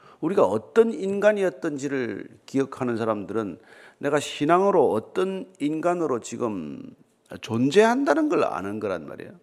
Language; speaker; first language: Korean; native; Korean